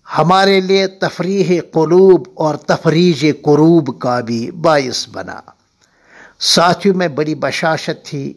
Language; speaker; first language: Urdu; non-native, local second language; Kashmiri